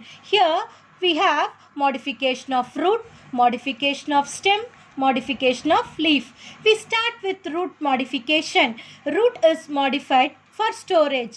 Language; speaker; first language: English; non-native, local second language; Tamil